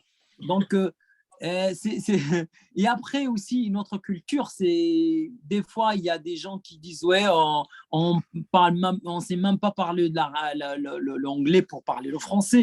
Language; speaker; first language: French; non-native, fluent; Arabic